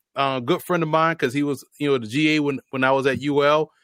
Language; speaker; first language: English; native; English